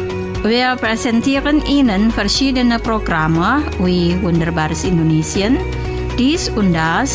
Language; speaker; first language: German; non-native, fluent; Indonesian